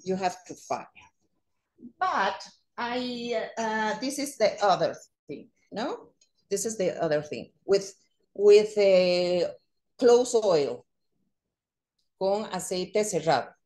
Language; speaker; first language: English; non-native, learner; Spanish